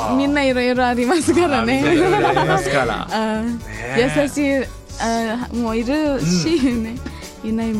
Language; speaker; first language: Japanese; non-native, learner; Indonesian